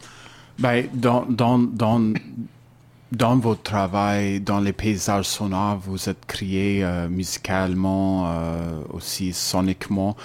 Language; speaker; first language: French; non-native, learner; English